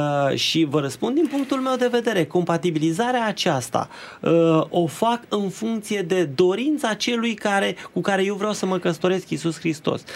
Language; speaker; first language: Romanian; native; Romanian